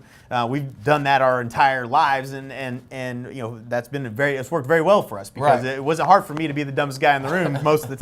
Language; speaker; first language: English; native; English